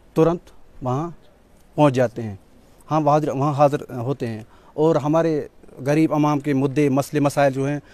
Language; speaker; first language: Hindi; non-native, local second language; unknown